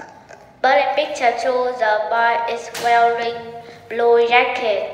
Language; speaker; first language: English; non-native, learner; Vietnamese